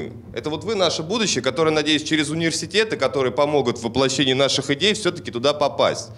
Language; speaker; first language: Russian; native; Russian